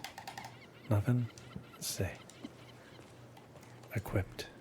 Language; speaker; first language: English; native; English